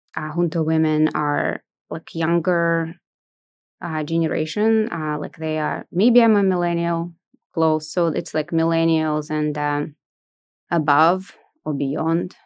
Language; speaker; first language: English; non-native, fluent; Russian